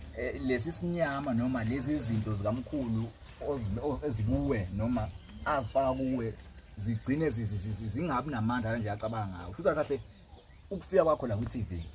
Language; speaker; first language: Zulu; native; Zulu